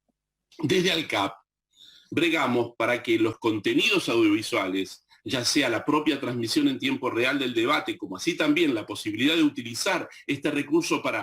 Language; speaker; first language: Spanish; native; Spanish